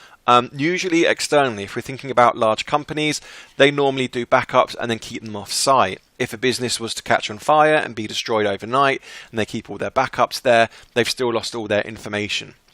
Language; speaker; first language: English; native; English